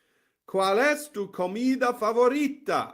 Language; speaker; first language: Spanish; non-native, learner; Welsh